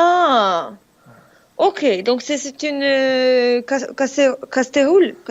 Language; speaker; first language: French; non-native, fluent; Russian